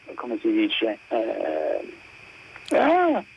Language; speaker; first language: Italian; non-native, fluent; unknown